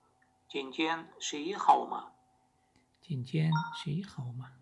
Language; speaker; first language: Chinese; non-native, learner; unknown